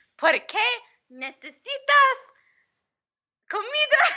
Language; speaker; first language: Spanish; non-native, learner; English